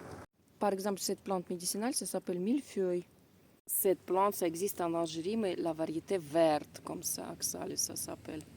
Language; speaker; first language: French; non-native, learner; Russian